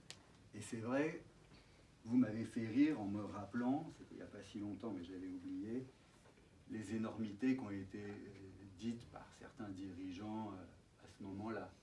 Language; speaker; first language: French; native; French